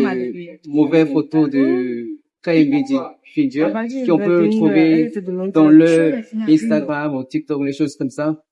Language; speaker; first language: French; non-native, learner; Korean